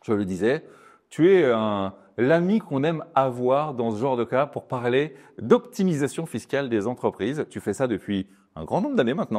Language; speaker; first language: French; native; French